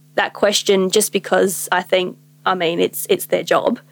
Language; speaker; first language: English; native; English